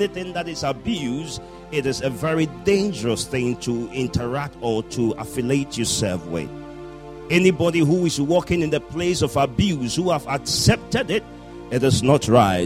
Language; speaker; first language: English; non-native, local second language; Akan